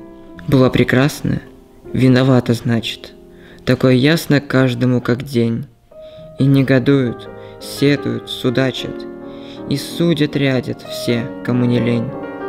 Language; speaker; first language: Russian; native; Russian